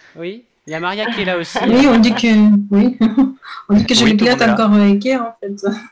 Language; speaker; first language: French; non-native, learner; Russian